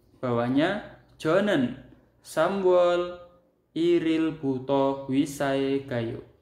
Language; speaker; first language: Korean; non-native, fluent; Indonesian